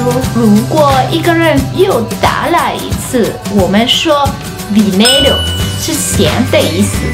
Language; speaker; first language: Chinese; non-native, fluent; Spanish